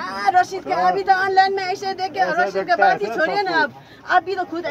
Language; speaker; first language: Hindi; non-native, local second language; Nepali